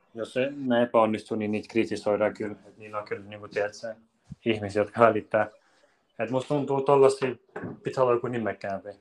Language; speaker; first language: Finnish; early bilingual, other home language; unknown